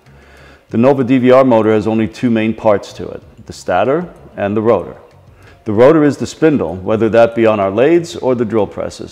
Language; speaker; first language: English; native; English